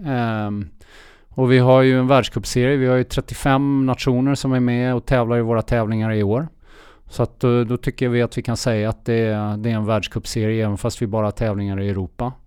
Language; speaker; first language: Swedish; early bilingual, heritage; Swedish